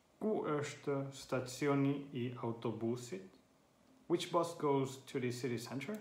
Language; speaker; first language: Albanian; non-native, learner; Finnish